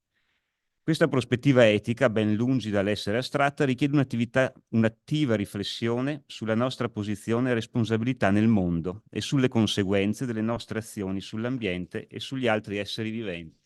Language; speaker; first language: Italian; native; Italian